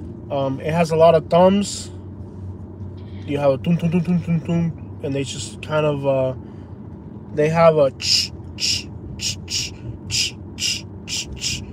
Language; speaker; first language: English; early bilingual, other home language; Spanish